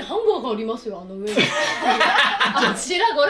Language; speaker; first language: Japanese; native; Japanese